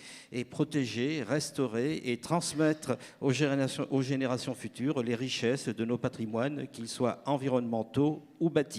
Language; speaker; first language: French; native; French